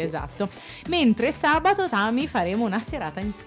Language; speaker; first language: Italian; native; Italian